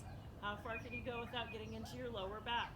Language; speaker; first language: English; native; English